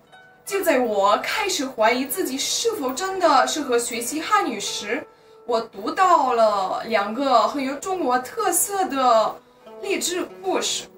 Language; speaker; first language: Chinese; non-native, fluent; Romanian